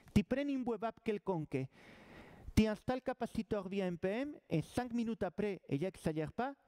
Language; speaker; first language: French; non-native, fluent; Spanish